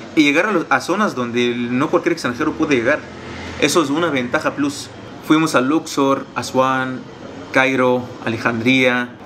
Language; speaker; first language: Spanish; non-native, fluent; Arabic